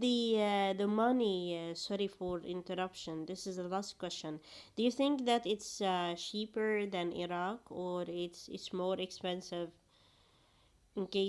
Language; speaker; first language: English; non-native, fluent; Arabic